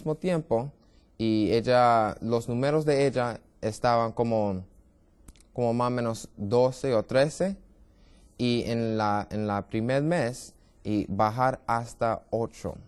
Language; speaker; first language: Spanish; non-native, learner; English